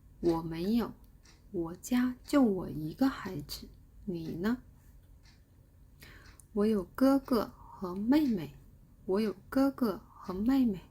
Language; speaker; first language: Chinese; non-native, fluent; Korean